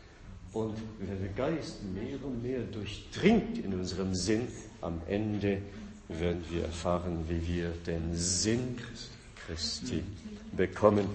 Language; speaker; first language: German; non-native, fluent; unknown